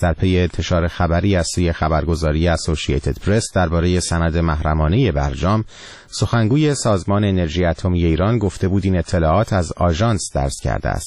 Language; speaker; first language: Persian; native; Persian